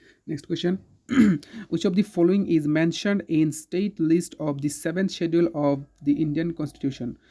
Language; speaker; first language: English; non-native, local second language; Bangla